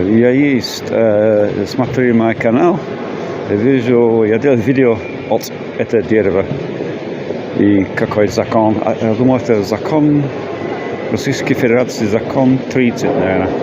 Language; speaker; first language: Russian; non-native, learner; English